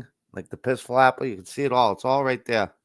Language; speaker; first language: English; native; English